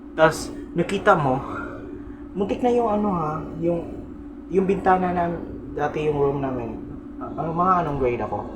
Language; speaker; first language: Filipino; non-native, local second language; Cebuano